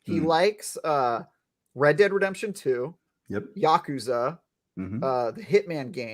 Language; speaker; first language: English; native; English